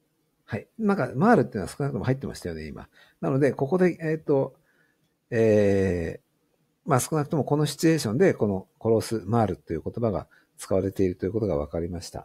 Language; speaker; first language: Japanese; native; Japanese